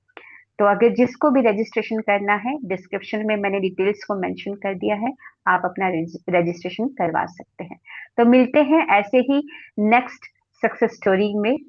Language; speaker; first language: Hindi; native; Hindi